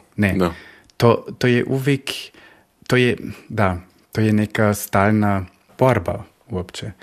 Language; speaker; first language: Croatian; early bilingual, heritage; Croatian